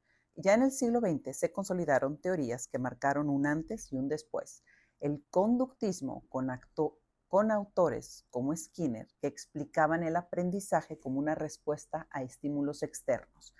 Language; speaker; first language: Spanish; native; Spanish